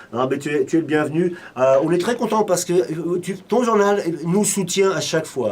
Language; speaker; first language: French; native; French